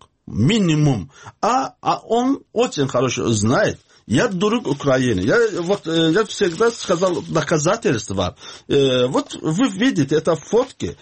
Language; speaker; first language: Russian; non-native, learner; Azerbaijani